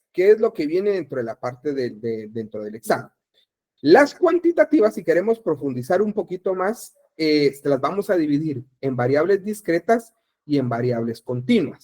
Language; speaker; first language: Spanish; native; Spanish